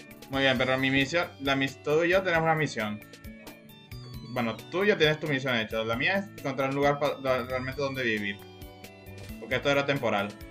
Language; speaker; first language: Spanish; native; Spanish